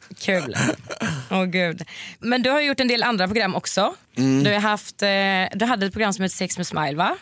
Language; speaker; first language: Swedish; native; Swedish